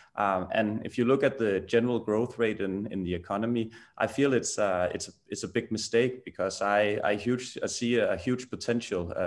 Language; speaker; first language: English; non-native, fluent; Danish